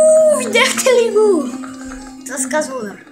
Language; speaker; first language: Bulgarian; native; Bulgarian